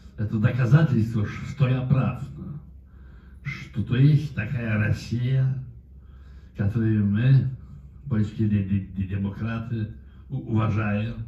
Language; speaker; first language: Russian; non-native, fluent; Polish